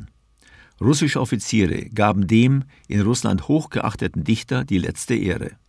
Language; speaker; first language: German; native; German